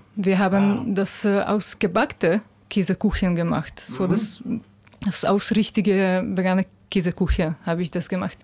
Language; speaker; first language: German; non-native, fluent; Hungarian